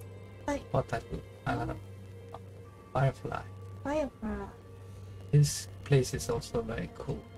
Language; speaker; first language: English; non-native, learner; Japanese